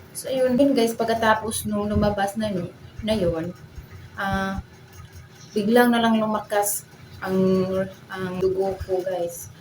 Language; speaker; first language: Filipino; non-native, local second language; Cebuano